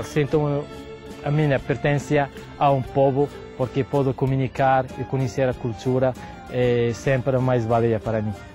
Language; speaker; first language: Portuguese; non-native, fluent; Arabic